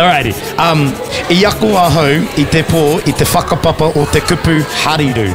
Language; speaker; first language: Māori; non-native, local second language; English